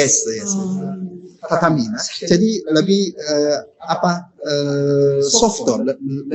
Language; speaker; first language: Indonesian; non-native, learner; Japanese